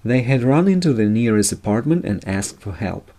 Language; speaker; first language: English; non-native, fluent; Russian